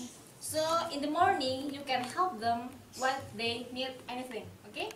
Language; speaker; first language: English; non-native, learner; Indonesian